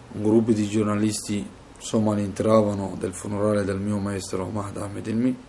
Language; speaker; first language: Italian; non-native, fluent; Somali